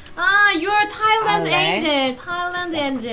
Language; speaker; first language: English; non-native, learner; Korean